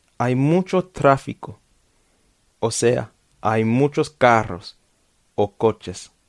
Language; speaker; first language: Spanish; non-native, fluent; English